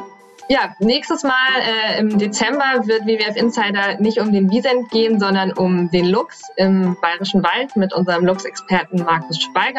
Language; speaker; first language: German; native; German